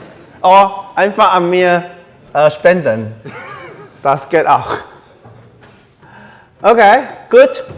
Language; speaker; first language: German; non-native, learner; Chinese